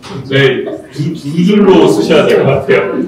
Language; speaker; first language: Korean; native; Korean